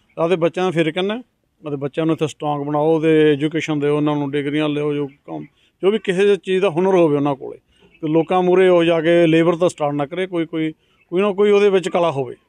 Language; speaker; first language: Punjabi; native; Punjabi